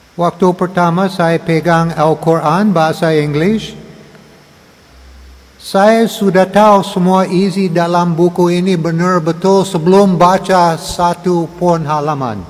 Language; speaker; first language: Indonesian; non-native, learner; English